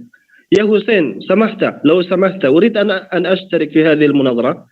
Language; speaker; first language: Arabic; non-native, fluent; Indonesian